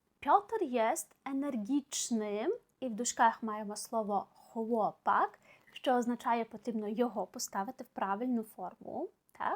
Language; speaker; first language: Polish; non-native, fluent; Ukrainian